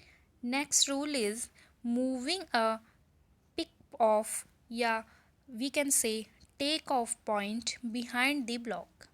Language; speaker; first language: English; non-native, local second language; Hindi